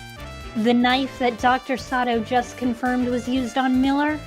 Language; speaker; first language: English; native; English